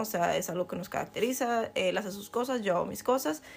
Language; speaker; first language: Spanish; native; Spanish